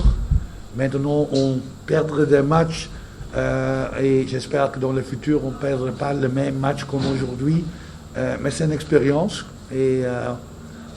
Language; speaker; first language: French; non-native, fluent; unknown